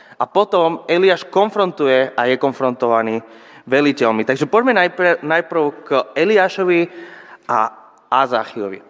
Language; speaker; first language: Slovak; non-native, fluent; Spanish